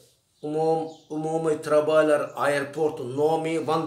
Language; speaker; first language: Portuguese; non-native, learner; Turkish